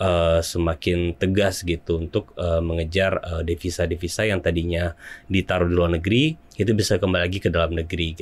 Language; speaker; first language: Indonesian; native; Indonesian